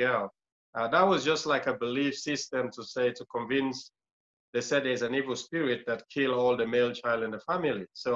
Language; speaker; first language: English; non-native, local second language; Krio